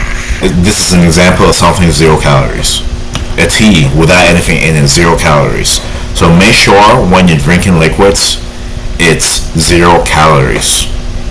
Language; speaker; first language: English; native; English